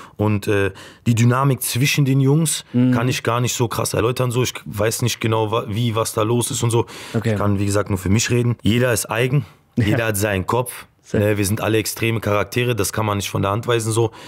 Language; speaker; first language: German; native; German